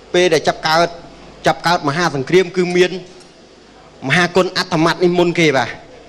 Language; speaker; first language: Khmer; native; Khmer